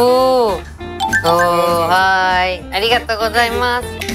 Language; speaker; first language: Japanese; non-native, learner; Korean